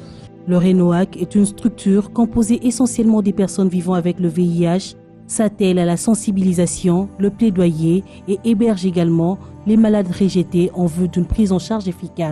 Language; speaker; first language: French; native; French